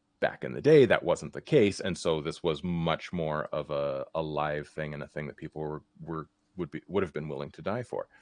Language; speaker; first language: English; native; English